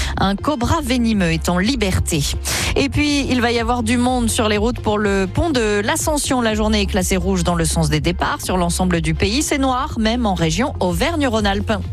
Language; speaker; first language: French; native; French